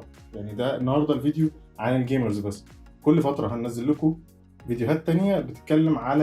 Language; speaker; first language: Arabic; native; Arabic